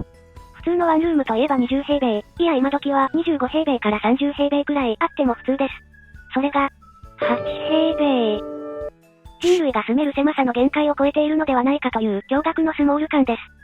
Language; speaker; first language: Japanese; native; Japanese